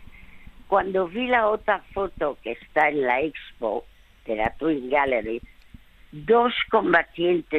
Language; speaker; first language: Spanish; early bilingual, other home language; French